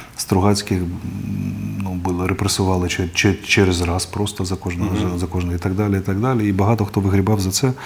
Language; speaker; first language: Ukrainian; non-native, local second language; Russian